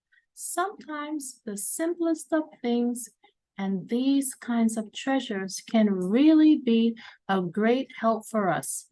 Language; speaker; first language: English; native; English